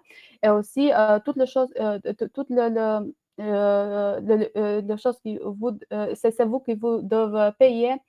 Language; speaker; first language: French; non-native, learner; Albanian